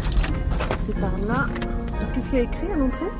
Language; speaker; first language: French; native; French